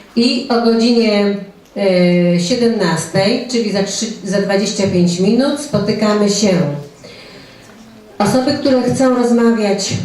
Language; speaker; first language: Polish; native; Polish